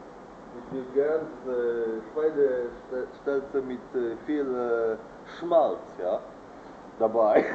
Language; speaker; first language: German; non-native, learner; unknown